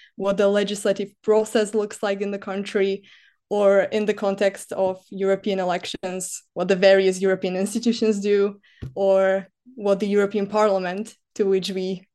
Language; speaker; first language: English; non-native, fluent; Slovak